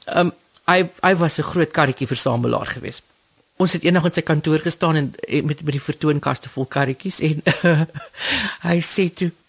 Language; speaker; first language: Afrikaans; native; Afrikaans